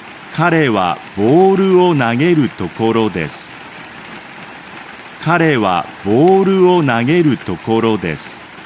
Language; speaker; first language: Japanese; non-native, learner; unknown